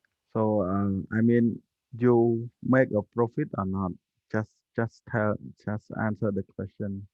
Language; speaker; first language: English; non-native, learner; Khmer